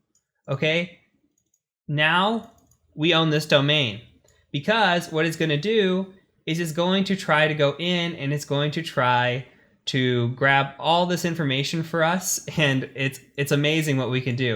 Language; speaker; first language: English; native; English